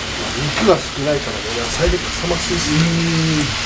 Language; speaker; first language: Japanese; native; Japanese